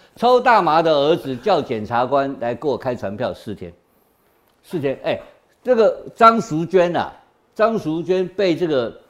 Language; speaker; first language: Chinese; native; Chinese